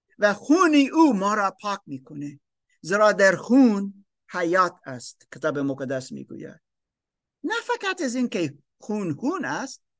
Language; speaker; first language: Persian; non-native, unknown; German